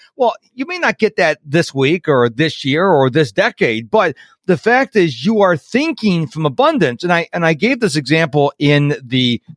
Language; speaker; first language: English; native; English